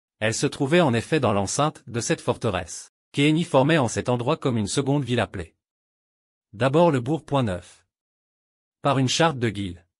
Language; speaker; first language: French; native; French